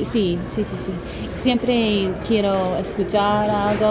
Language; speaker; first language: Spanish; non-native, learner; English